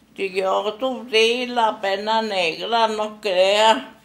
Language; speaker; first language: Spanish; native; Spanish